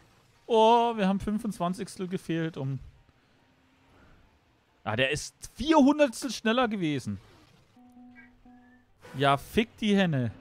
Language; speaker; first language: German; native; German